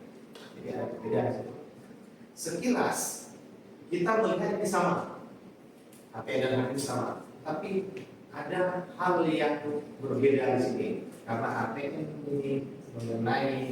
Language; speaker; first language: Indonesian; native; Indonesian